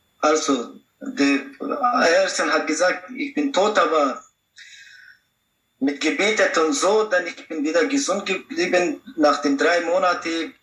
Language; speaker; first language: German; non-native, learner; Pashto